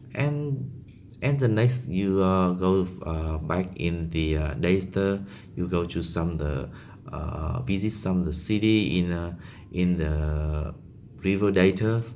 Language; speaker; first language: English; non-native, learner; Vietnamese